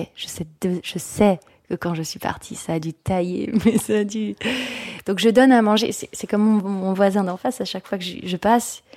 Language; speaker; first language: French; native; French